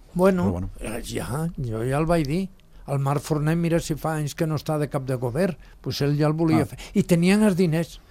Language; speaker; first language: Catalan; non-native, local second language; Spanish